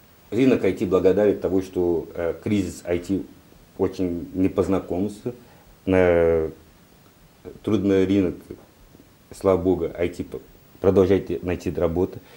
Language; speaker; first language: Russian; non-native, fluent; Portuguese